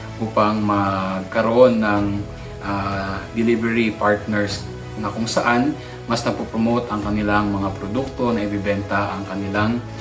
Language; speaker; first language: Filipino; non-native, local second language; Bikol